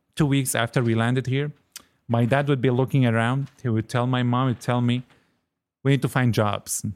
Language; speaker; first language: English; non-native, fluent; Arabic